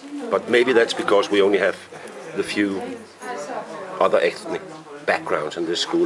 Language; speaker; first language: English; non-native, fluent; Danish